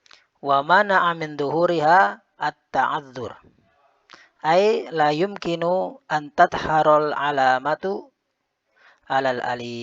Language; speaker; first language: Arabic; non-native, fluent; Indonesian